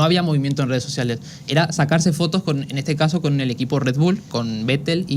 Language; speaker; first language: Spanish; native; Spanish